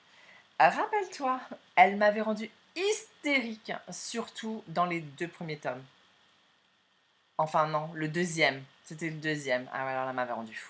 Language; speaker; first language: French; native; French